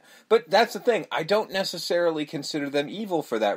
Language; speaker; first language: English; native; English